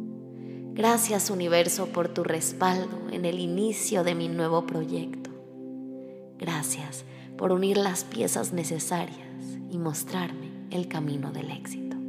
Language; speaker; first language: Spanish; native; Spanish